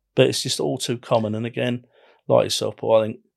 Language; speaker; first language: English; native; English